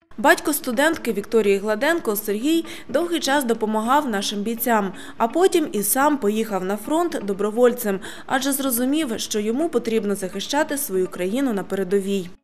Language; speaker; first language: Ukrainian; native; Ukrainian